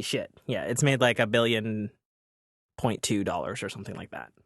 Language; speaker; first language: English; native; English